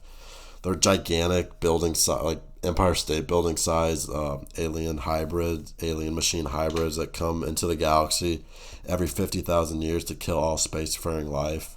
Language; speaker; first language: English; native; English